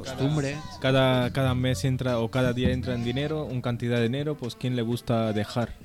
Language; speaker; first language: Spanish; non-native, learner; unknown